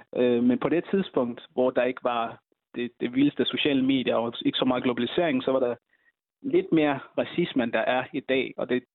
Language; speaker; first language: Danish; early bilingual, other home language; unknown